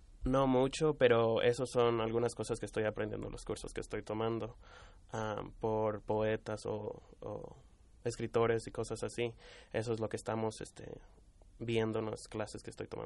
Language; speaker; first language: Spanish; early bilingual, heritage; Spanish